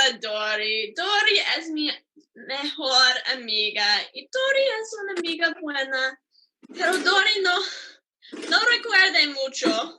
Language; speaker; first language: Spanish; non-native, learner; English